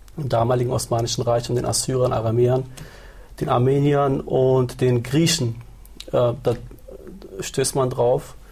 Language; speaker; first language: German; early bilingual, other home language; Turoyo